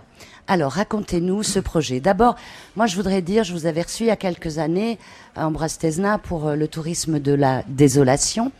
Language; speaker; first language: French; native; French